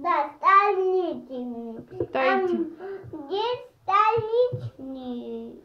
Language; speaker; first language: Russian; native; Russian